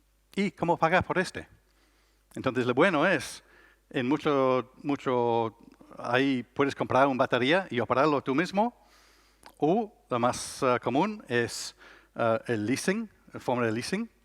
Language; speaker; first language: Spanish; non-native, learner; English